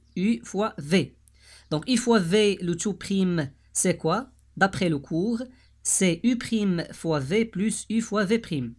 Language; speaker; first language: French; non-native, local second language; Arabic